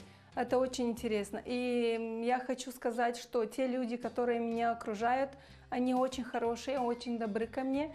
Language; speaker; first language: Russian; non-native, fluent; Romanian